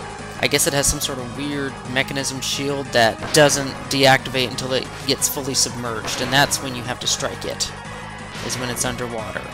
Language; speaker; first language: English; native; English